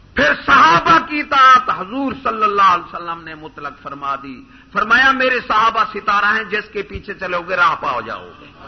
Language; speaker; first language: Urdu; non-native, local second language; Punjabi